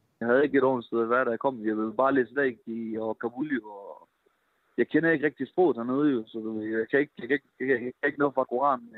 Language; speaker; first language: Danish; early bilingual, other home language; Persian